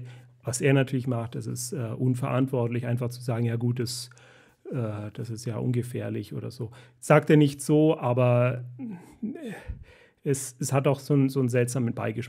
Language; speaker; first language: German; native; German